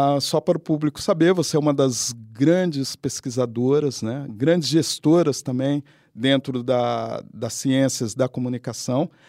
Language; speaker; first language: Portuguese; native; Portuguese